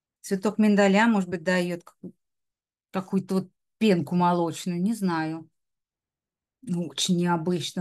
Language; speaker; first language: Russian; native; Russian